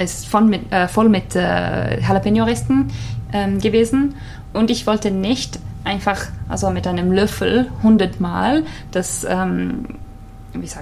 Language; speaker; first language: German; non-native, fluent; Japanese